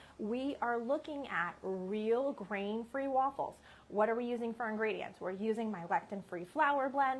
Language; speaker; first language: English; native; English